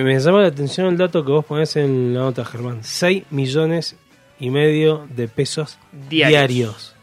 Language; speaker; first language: Spanish; native; Spanish